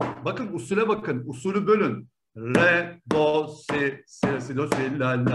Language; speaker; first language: Turkish; native; Turkish